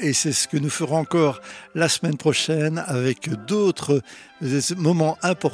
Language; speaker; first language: French; native; French